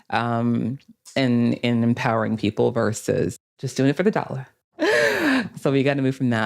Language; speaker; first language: English; native; English